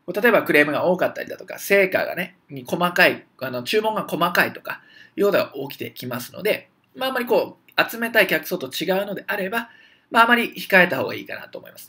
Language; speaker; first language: Japanese; native; Japanese